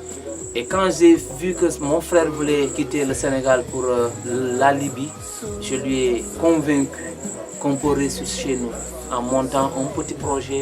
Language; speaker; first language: French; non-native, local second language; Mandingo